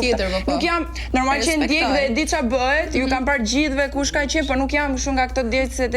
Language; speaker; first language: Albanian; native; Albanian